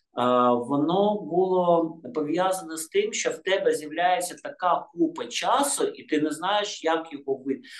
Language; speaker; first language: Ukrainian; non-native, local second language; Russian